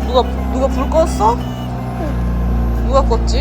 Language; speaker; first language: Korean; native; Korean